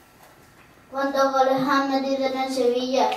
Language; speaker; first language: Spanish; native; Spanish